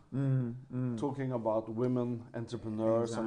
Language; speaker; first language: English; non-native, fluent; Norwegian